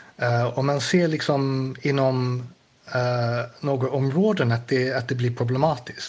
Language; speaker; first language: Swedish; non-native, fluent; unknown